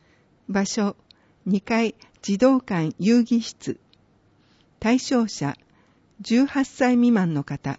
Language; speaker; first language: Japanese; native; Japanese